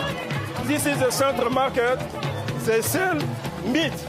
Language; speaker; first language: English; non-native, learner; Sango